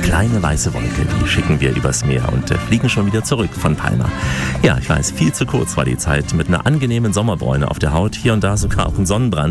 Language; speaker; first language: German; native; German